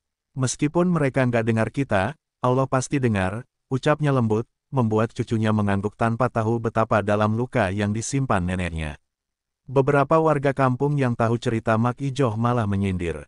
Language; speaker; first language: Indonesian; native; Indonesian